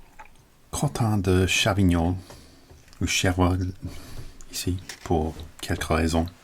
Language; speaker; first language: French; non-native, learner; English